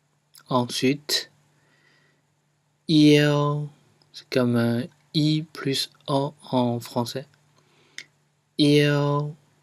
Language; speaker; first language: French; non-native, fluent; Chinese